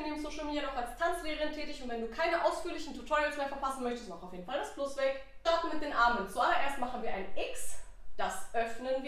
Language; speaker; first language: German; native; German